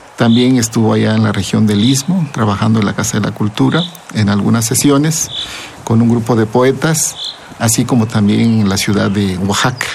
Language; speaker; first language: Spanish; non-native, local second language; Zapotec